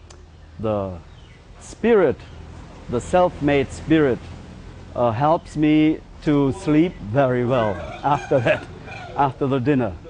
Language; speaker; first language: English; non-native, learner; German